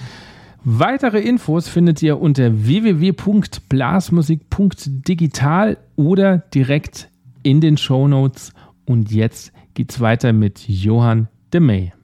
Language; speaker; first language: German; native; German